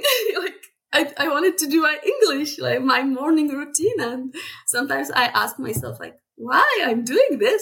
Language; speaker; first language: English; non-native, fluent; Czech